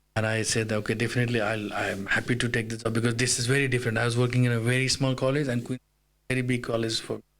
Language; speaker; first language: English; non-native, fluent; Nepali